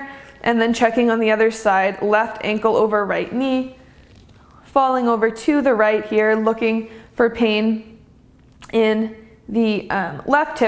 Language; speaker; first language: English; native; English